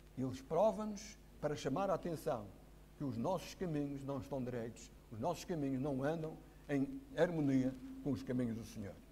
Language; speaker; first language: Portuguese; native; Portuguese